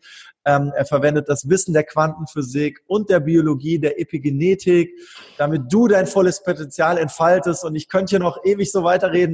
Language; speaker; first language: German; native; German